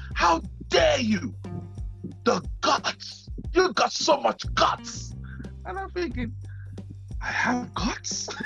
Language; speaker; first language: English; non-native, local second language; Yoruba